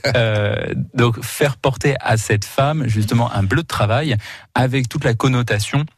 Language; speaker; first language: French; native; French